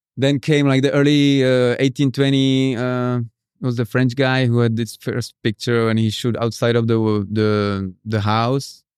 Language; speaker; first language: English; non-native, fluent; Czech